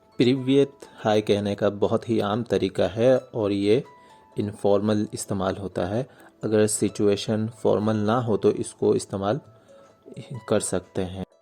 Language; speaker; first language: Hindi; native; Hindi